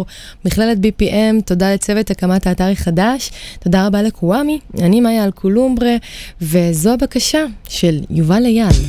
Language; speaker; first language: Hebrew; native; Hebrew